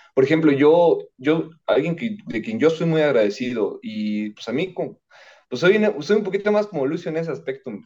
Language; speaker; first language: Spanish; native; Spanish